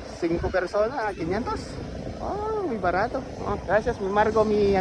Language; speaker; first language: Spanish; non-native, learner; Filipino